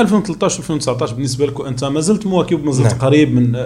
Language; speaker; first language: Arabic; native; Arabic